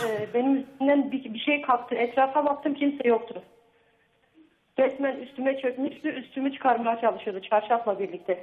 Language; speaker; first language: Turkish; native; Turkish